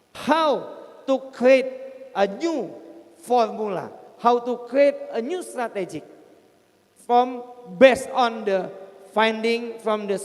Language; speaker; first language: English; non-native, fluent; Indonesian